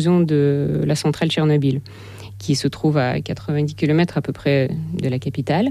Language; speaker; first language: French; non-native, fluent; Russian